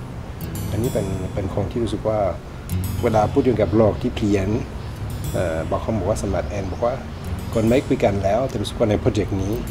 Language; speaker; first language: Thai; non-native, learner; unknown